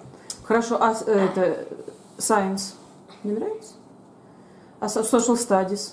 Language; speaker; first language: Russian; native; Russian